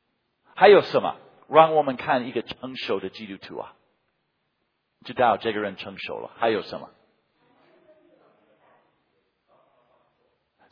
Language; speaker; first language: Chinese; non-native, fluent; English